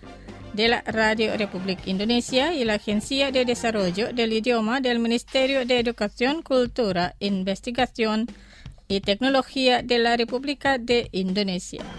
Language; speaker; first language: Spanish; non-native, fluent; Indonesian